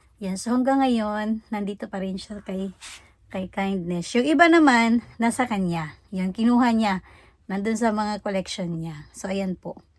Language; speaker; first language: Filipino; native; Filipino